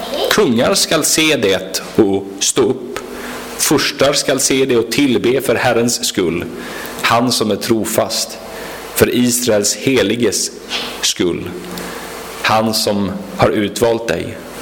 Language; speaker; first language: Swedish; native; Swedish